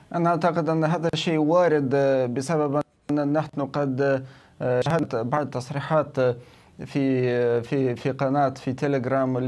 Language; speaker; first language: Arabic; non-native, fluent; Russian